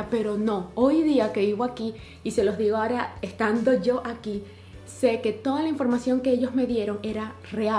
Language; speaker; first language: Spanish; native; Spanish